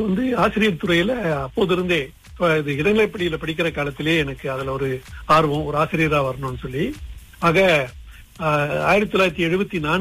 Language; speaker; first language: Tamil; early bilingual, heritage; Tamil